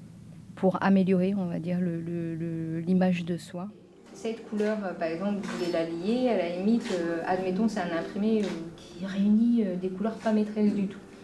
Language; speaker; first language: French; native; French